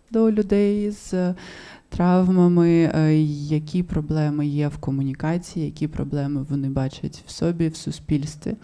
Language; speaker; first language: Ukrainian; non-native, local second language; Russian